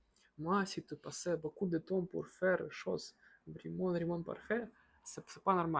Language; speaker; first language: French; non-native, learner; Russian